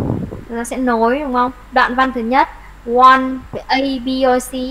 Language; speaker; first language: Vietnamese; native; Vietnamese